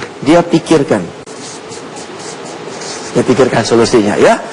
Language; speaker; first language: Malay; non-native, local second language; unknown